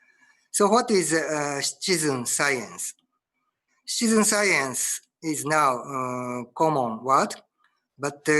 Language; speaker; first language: English; non-native, learner; Japanese